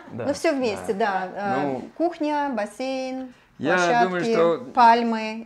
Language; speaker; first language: Russian; native; Russian